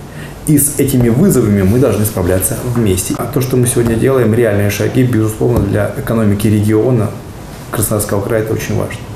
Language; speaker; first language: Russian; native; Russian